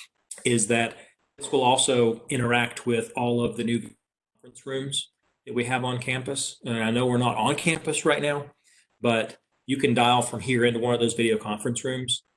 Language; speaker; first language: English; native; English